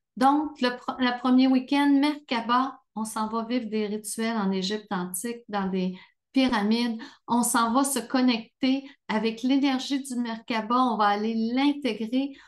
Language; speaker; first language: French; native; French